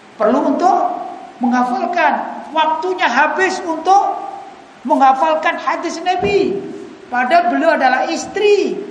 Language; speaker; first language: Indonesian; native; Indonesian